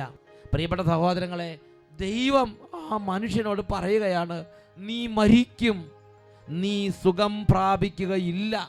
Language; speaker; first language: Malayalam; native; Malayalam